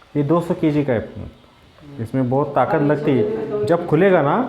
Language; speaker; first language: Hindi; non-native, local second language; Marathi